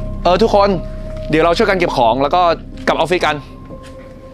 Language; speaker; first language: Thai; native; Thai